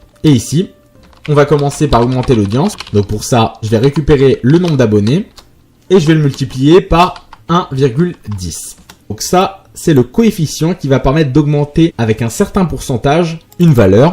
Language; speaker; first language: French; native; French